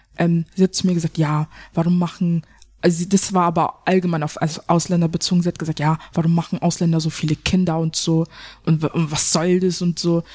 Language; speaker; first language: German; early bilingual, other home language; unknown